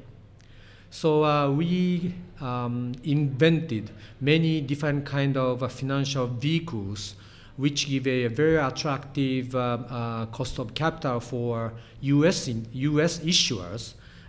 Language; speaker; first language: English; non-native, fluent; Japanese